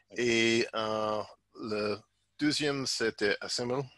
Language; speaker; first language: French; non-native, learner; English